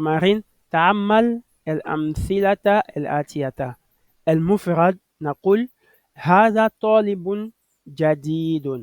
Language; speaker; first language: Arabic; non-native, fluent; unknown